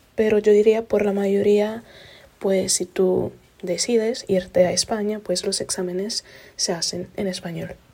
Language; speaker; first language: Spanish; non-native, fluent; Italian